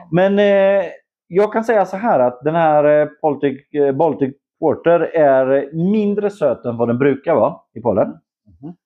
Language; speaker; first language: Swedish; non-native, fluent; Polish